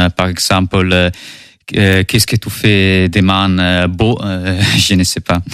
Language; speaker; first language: French; non-native, learner; Italian